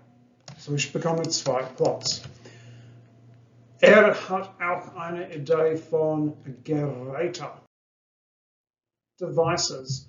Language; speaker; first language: German; non-native, fluent; English